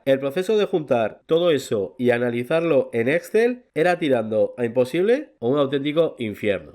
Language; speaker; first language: Spanish; native; Spanish